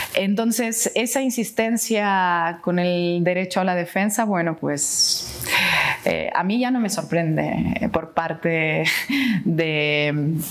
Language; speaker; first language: Spanish; non-native, fluent; Russian